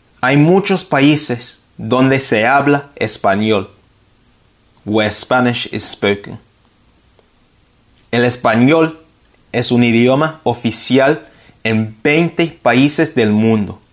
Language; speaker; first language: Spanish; non-native, fluent; English